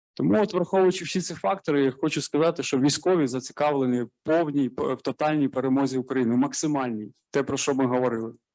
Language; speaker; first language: Ukrainian; native; Ukrainian